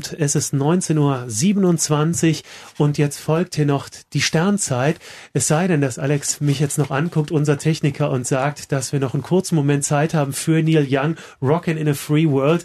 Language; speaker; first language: German; native; German